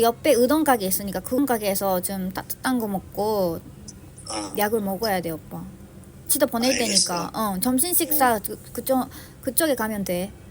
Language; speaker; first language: Korean; non-native, learner; Japanese